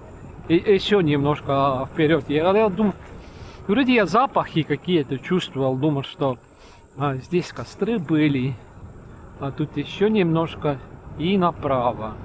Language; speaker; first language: Russian; non-native, learner; Estonian